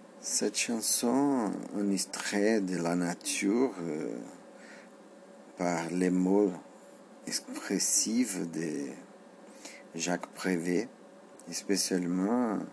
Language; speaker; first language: French; non-native, learner; Portuguese